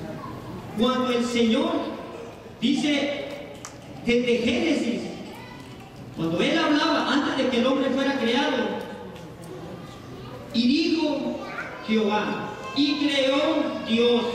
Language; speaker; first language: Spanish; native; Spanish